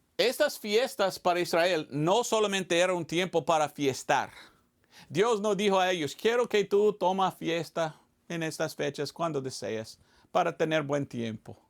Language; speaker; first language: Spanish; non-native, fluent; English